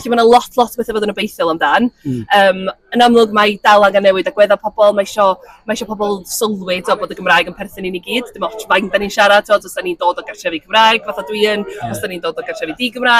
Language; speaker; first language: Welsh; native; Welsh